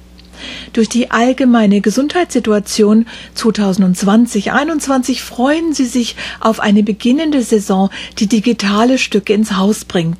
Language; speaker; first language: German; native; German